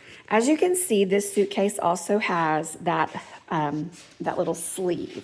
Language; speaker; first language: English; native; English